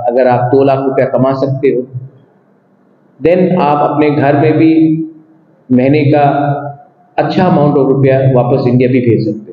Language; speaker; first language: Hindi; non-native, local second language; Kok Borok